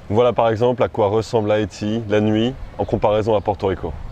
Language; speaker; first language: French; native; French